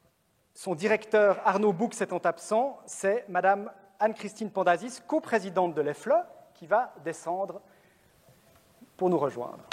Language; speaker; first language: French; native; French